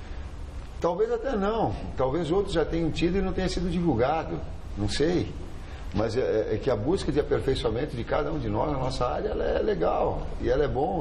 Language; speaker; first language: Portuguese; native; Portuguese